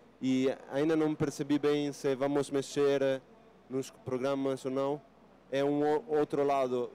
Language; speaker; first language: Portuguese; non-native, fluent; Italian